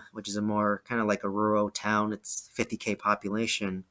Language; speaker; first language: English; native; English